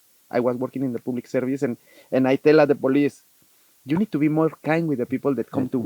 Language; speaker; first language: English; non-native, learner; Spanish